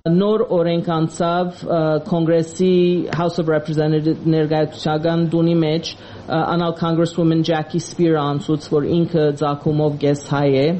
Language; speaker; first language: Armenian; native; Armenian